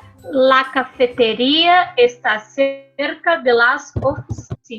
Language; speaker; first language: Spanish; non-native, learner; Portuguese